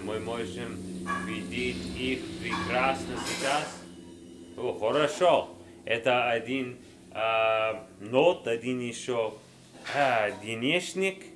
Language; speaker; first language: Russian; non-native, learner; English